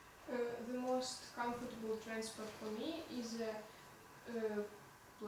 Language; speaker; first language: English; non-native, learner; Russian